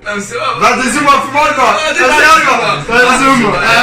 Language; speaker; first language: German; non-native, local second language; Luxembourgish